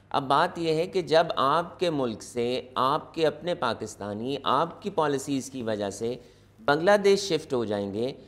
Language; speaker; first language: Urdu; non-native, local second language; Punjabi